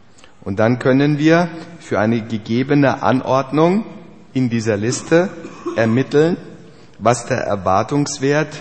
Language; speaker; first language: German; native; German